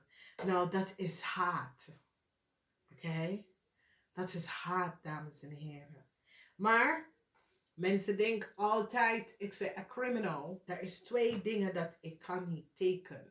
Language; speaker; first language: Dutch; non-native, fluent; English